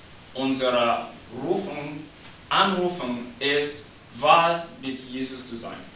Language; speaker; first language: German; non-native, learner; English